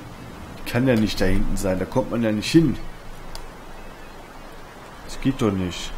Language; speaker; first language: German; native; German